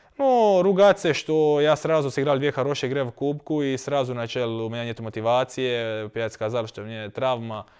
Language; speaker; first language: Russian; non-native, learner; Croatian